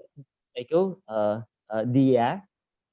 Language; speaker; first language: Indonesian; non-native, learner; Khmer